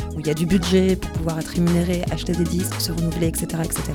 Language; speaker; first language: French; native; French